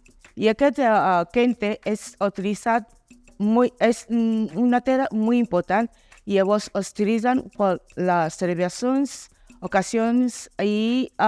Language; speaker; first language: Catalan; non-native, learner; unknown